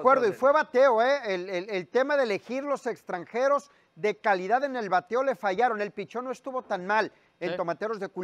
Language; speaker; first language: Spanish; native; Spanish